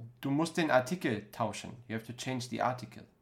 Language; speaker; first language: German; native; German